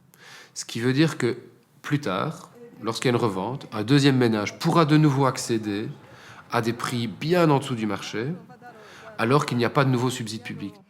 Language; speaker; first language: French; native; French